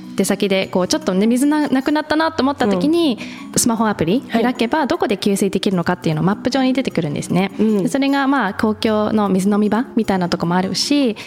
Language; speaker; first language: Japanese; early bilingual, heritage; Japanese